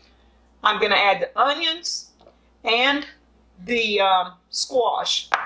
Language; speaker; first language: English; native; English